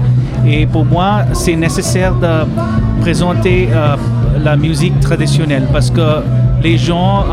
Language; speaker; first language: French; non-native, learner; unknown